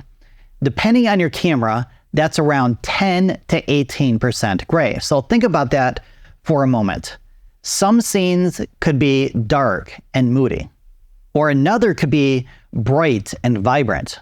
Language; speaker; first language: English; native; English